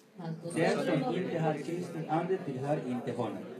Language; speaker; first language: Swedish; non-native, fluent; Spanish